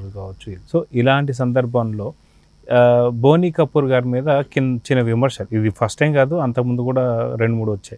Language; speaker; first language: Telugu; native; Telugu